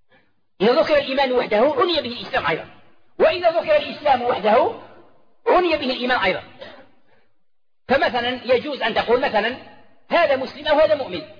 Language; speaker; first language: Arabic; native; Arabic